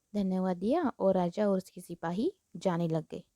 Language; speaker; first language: Hindi; non-native, local second language; Marathi